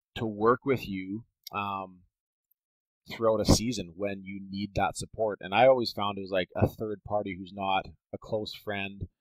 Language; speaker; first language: English; native; English